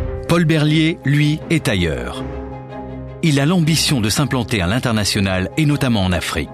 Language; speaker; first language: French; native; French